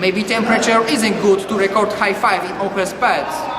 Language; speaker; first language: English; non-native, learner; Polish